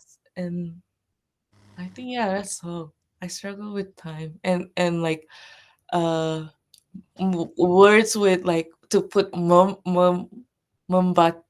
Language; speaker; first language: English; non-native, fluent; Japanese